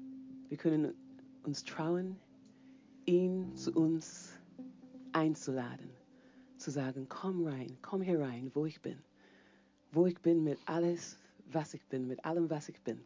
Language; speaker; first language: German; non-native, fluent; English